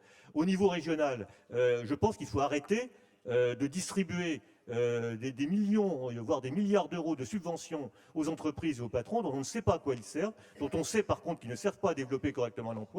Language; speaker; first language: French; native; French